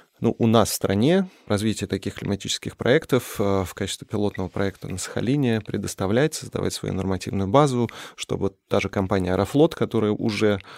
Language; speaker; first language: Russian; native; Russian